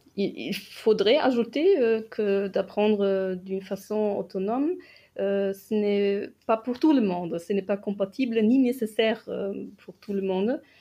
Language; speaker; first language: French; non-native, fluent; German